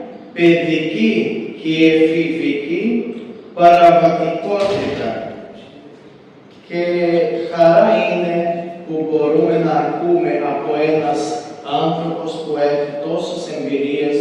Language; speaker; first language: Greek; non-native, fluent; Portuguese